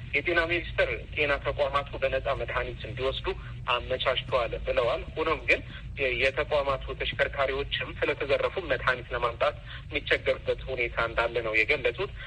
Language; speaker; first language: Amharic; non-native, local second language; Tigrinya